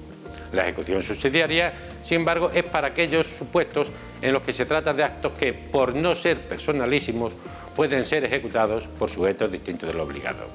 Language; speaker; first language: Spanish; native; Spanish